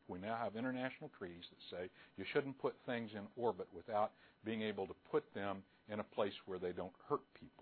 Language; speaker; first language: English; native; English